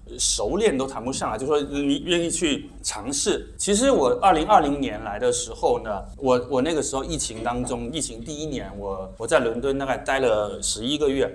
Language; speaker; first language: Chinese; native; Chinese